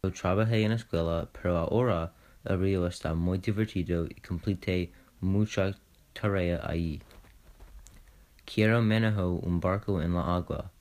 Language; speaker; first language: Spanish; non-native, learner; English